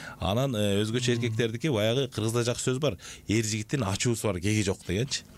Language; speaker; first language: Kyrgyz; native; Kyrgyz